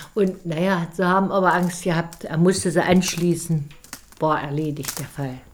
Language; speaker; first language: German; native; German